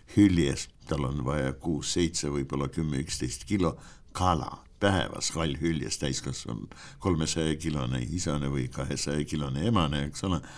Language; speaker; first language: Estonian; non-native, local second language; Russian